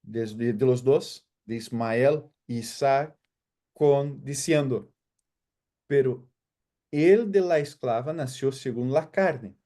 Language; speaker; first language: Spanish; non-native, fluent; Portuguese